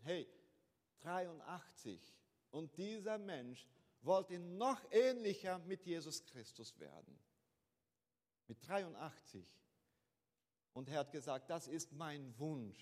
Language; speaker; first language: German; non-native, fluent; Portuguese